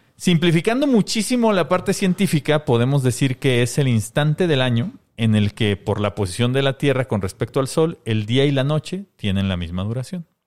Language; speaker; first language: Spanish; native; Spanish